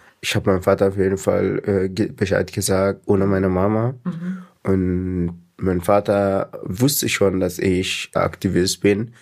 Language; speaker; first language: German; non-native, fluent; Arabic